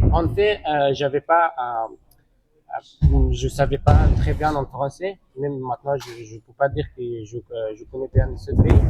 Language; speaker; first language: French; non-native, learner; Persian